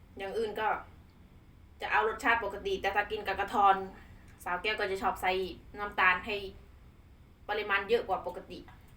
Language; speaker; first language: Thai; non-native, local second language; Khmer